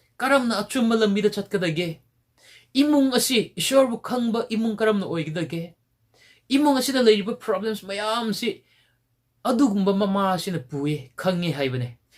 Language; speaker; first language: Manipuri; non-native, local second language; Tangkhul Naga (India)